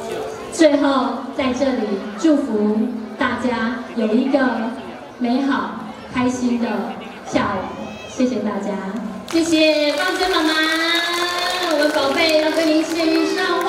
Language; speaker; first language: Chinese; native; Chinese